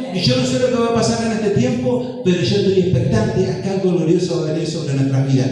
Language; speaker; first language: Spanish; native; Spanish